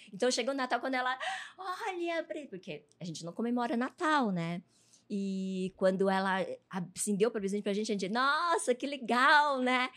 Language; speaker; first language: Portuguese; early bilingual, other home language; Chinese